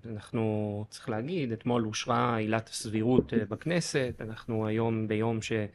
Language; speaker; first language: Hebrew; native; Hebrew